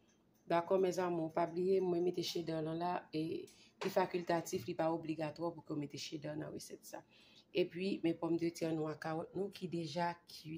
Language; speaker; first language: French; non-native, learner; Haitian Creole